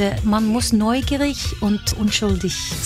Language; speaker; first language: German; non-native, fluent; Norwegian